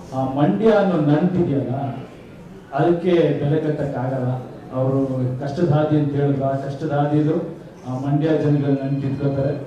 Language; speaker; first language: Kannada; native; Kannada